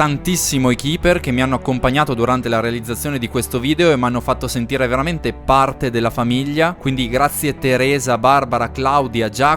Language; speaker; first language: Italian; native; Italian